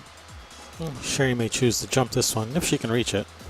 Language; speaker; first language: English; native; English